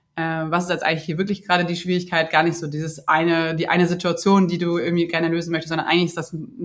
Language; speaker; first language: German; native; German